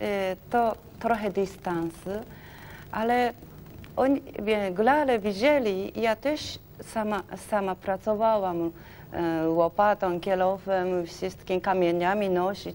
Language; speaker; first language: Polish; non-native, learner; Japanese